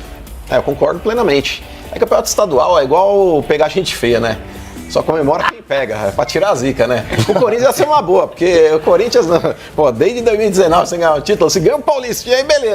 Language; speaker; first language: Portuguese; native; Portuguese